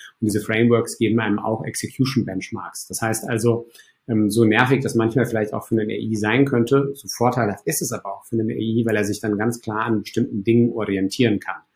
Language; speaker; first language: German; early bilingual, other home language; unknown